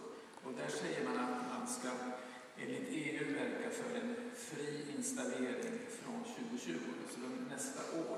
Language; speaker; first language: Swedish; native; Swedish